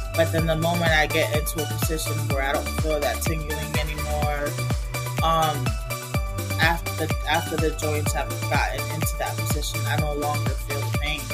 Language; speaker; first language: English; non-native, fluent; Spanish